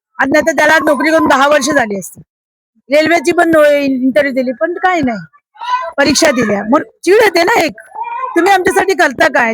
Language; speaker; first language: Marathi; native; Marathi